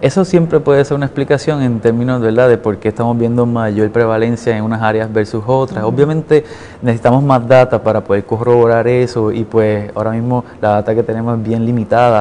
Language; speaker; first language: Spanish; native; Spanish